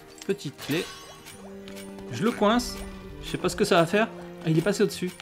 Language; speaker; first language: French; native; French